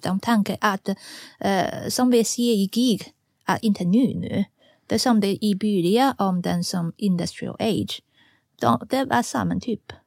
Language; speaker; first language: Swedish; non-native, fluent; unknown